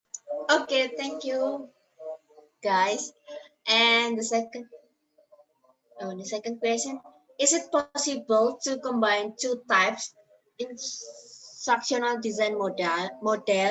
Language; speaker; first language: English; non-native, learner; Indonesian